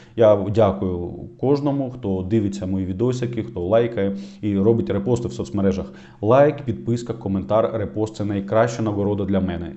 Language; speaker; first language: Ukrainian; non-native, local second language; Russian